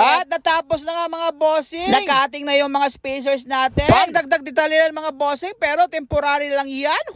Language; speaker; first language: Filipino; native; Filipino